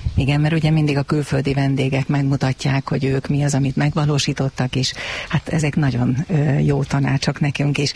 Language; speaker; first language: Hungarian; native; Hungarian